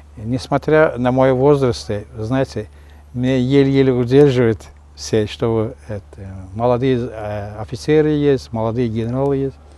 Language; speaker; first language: Russian; non-native, local second language; Azerbaijani